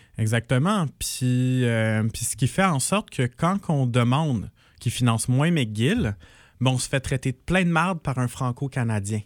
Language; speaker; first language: French; native; French